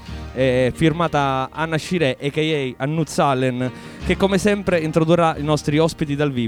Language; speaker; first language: Italian; native; Italian